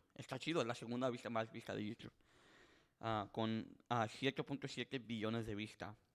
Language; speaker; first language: Spanish; early bilingual, heritage; Spanish